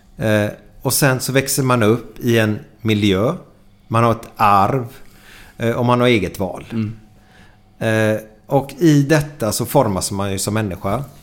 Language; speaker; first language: Swedish; native; Swedish